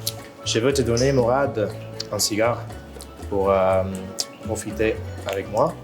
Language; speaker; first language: French; non-native, fluent; Spanish